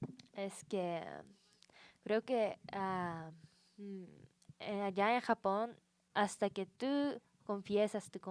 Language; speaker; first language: Spanish; non-native, learner; Japanese